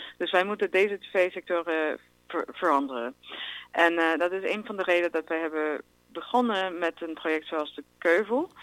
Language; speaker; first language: Dutch; non-native, fluent; English